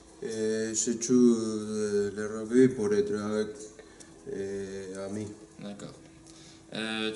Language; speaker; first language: French; non-native, learner; Spanish